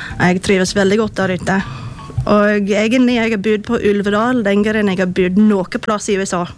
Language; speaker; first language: Norwegian; non-native, fluent; English